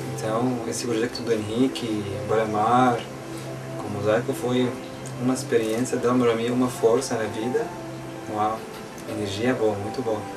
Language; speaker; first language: Portuguese; non-native, learner; Arabic